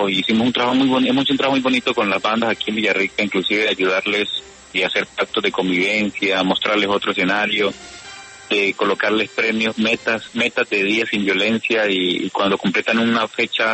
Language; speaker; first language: Spanish; native; Spanish